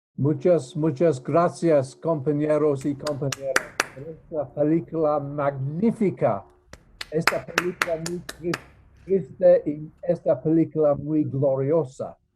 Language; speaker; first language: Spanish; non-native, fluent; English